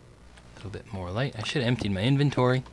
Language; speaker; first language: English; native; English